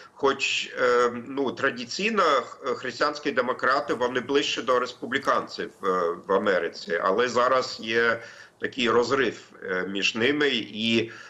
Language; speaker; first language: Ukrainian; non-native, fluent; German